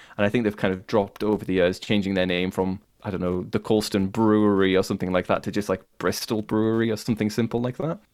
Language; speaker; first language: English; native; English